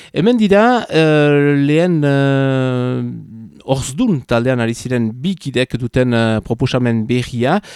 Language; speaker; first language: Basque; native; Basque